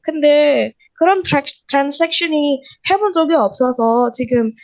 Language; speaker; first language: Korean; non-native, learner; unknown